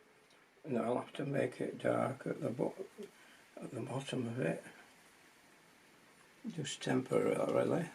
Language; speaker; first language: English; native; English